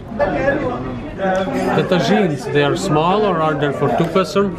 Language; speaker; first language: English; non-native, fluent; German